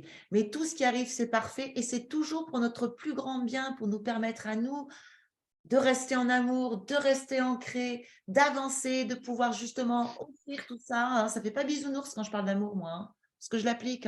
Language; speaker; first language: French; native; French